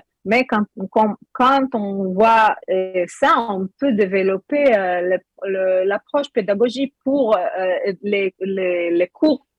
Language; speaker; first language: French; non-native, learner; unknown